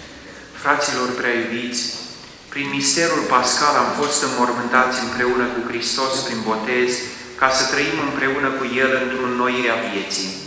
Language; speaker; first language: Romanian; native; Romanian